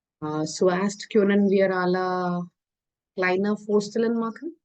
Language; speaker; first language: German; non-native, fluent; Hindi